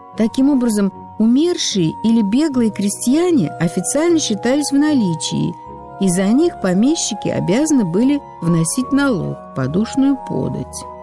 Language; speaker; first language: Russian; native; Russian